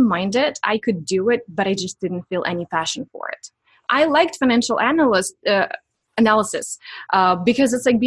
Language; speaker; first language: English; non-native, fluent; Ukrainian